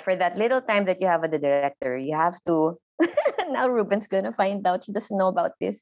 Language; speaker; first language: English; non-native, local second language; Filipino